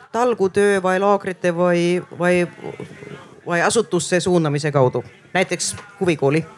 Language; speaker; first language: Estonian; non-native, fluent; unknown